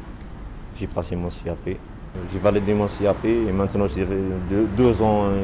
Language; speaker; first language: French; non-native, learner; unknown